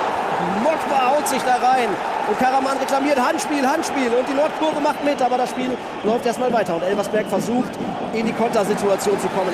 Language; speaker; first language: German; native; German